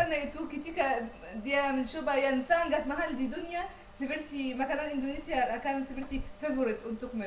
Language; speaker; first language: Indonesian; non-native, learner; Arabic